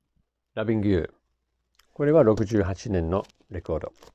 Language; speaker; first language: Japanese; non-native, fluent; English